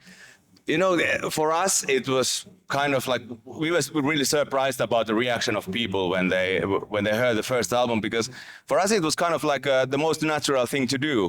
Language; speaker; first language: English; non-native, fluent; Finnish